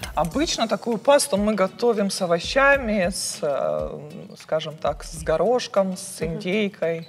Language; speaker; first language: Russian; native; Russian